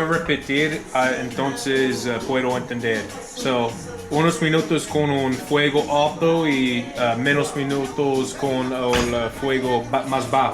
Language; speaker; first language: Spanish; non-native, learner; English